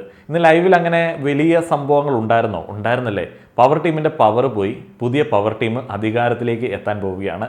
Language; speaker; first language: Malayalam; native; Malayalam